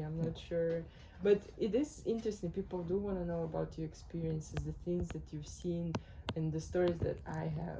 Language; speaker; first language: English; non-native, fluent; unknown